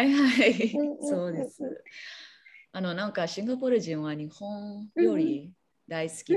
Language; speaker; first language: Japanese; non-native, learner; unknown